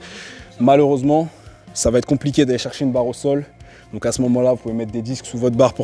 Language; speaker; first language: French; native; French